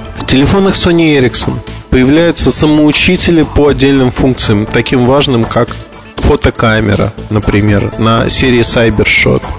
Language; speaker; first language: Russian; native; Russian